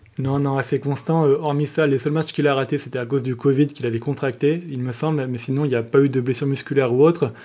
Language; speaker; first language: French; native; French